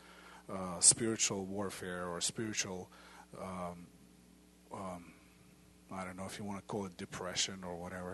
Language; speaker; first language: English; non-native, fluent; Ukrainian